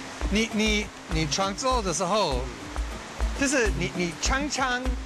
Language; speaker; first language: Chinese; non-native, learner; English